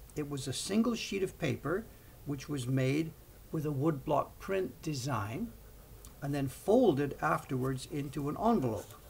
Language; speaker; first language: English; native; English